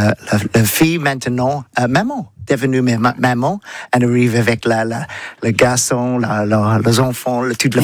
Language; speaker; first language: French; non-native, learner; English